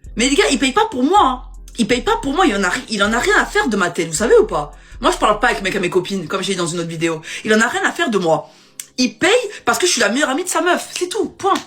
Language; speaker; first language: French; native; French